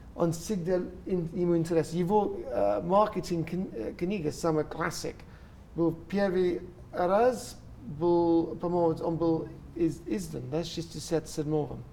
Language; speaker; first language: Russian; non-native, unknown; English